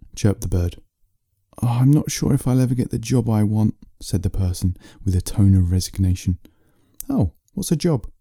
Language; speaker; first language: English; native; English